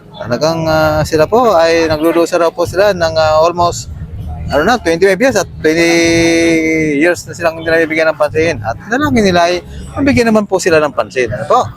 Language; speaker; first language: Filipino; native; Filipino